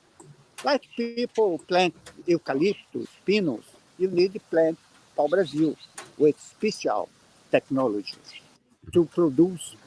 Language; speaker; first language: English; non-native, learner; Portuguese